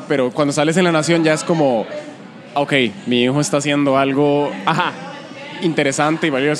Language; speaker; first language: Spanish; native; Spanish